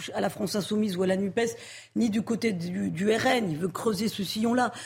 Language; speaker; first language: French; native; French